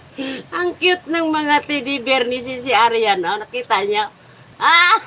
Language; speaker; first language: Filipino; native; Filipino